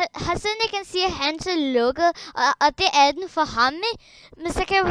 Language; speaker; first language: Danish; early bilingual, other home language; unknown